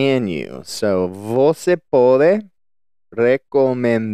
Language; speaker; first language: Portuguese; non-native, learner; English